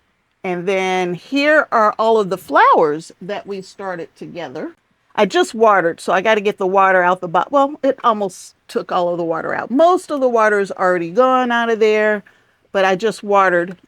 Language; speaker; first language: English; native; English